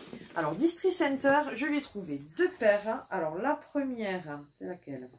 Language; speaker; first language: French; native; French